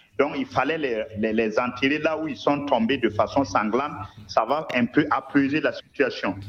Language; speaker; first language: French; non-native, local second language; Mossi